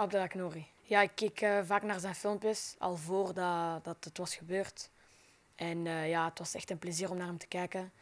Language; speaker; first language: Dutch; non-native, local second language; French